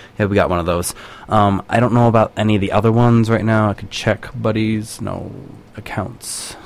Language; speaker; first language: English; native; English